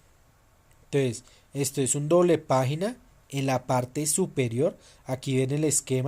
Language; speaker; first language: Spanish; native; Spanish